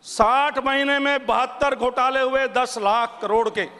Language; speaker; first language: Hindi; native; Hindi